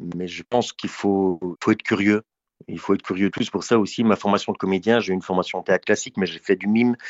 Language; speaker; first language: French; native; French